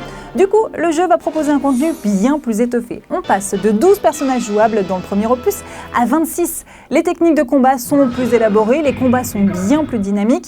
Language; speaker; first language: French; native; French